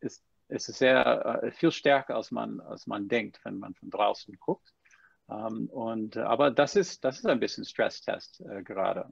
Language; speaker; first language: German; non-native, fluent; English